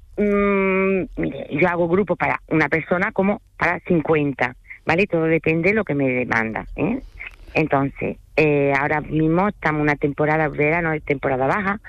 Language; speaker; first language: Spanish; early bilingual, other home language; French